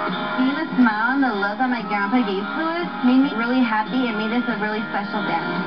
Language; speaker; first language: English; early bilingual, other home language; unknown